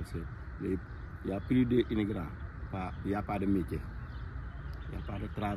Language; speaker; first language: French; non-native, local second language; Wolof